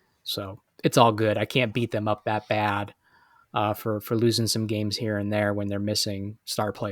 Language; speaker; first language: English; native; English